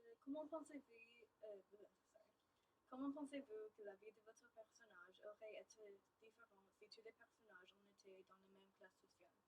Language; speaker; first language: French; non-native, learner; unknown